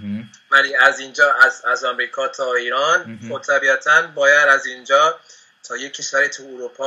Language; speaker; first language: Persian; non-native, fluent; Spanish